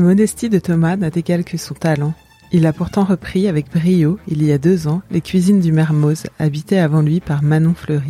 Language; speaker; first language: French; native; French